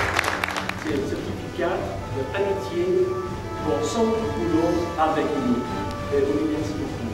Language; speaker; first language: French; non-native, learner; English